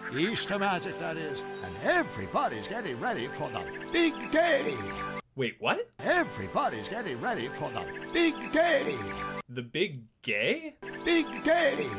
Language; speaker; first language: English; native; English